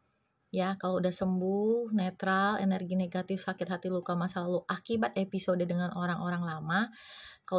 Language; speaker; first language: Indonesian; native; Indonesian